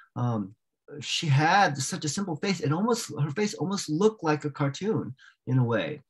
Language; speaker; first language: English; native; English